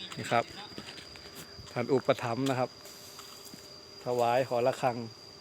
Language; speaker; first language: Thai; native; Thai